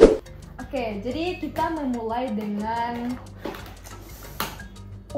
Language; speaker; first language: Indonesian; non-native, fluent; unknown